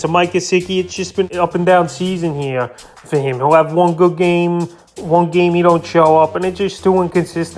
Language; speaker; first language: English; native; English